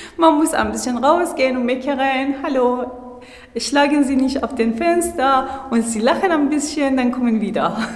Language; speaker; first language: German; non-native, learner; Persian